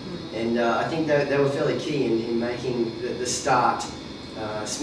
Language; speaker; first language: English; native; English